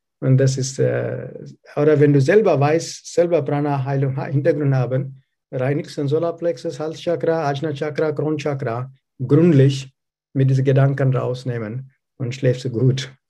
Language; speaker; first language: German; non-native, learner; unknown